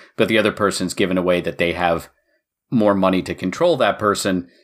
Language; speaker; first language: English; native; English